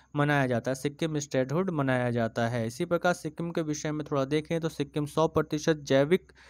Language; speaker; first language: Hindi; native; Hindi